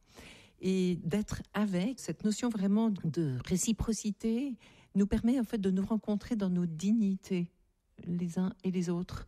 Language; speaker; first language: French; native; French